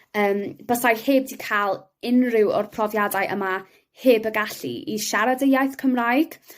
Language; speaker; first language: Welsh; non-native, local second language; English